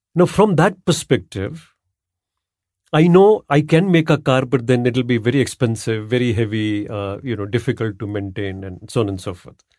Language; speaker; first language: English; non-native, local second language; Gujarati